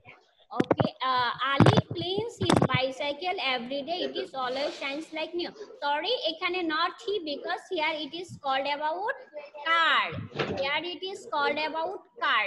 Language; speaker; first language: English; non-native, learner; Bangla